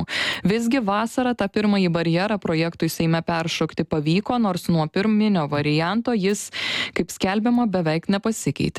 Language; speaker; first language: Lithuanian; native; Lithuanian